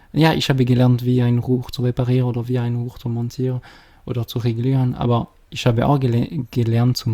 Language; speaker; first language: German; non-native, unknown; French